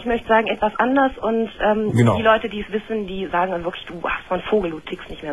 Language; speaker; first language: German; native; German